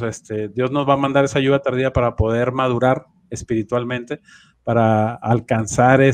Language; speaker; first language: Spanish; native; Spanish